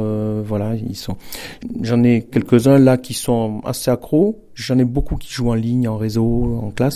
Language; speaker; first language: French; native; French